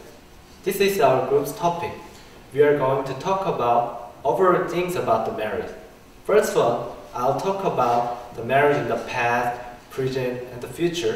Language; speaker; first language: English; non-native, learner; Korean